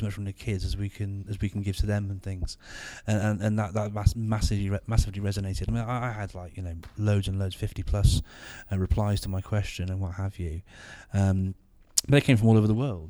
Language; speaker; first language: English; native; English